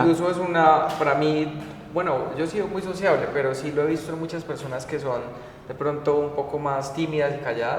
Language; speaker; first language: Spanish; native; Spanish